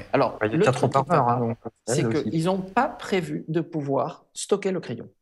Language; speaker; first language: French; non-native, fluent; Spanish